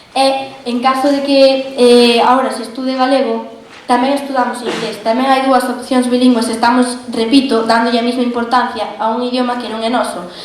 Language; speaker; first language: Galician; native; Galician